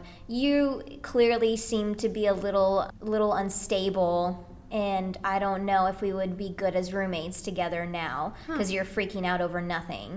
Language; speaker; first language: English; native; English